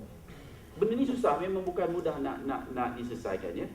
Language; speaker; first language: Malay; native; Malay